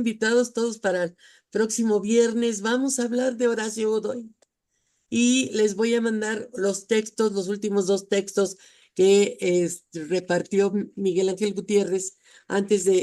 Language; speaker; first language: Spanish; native; Spanish